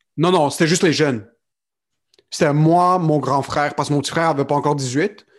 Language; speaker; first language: French; native; French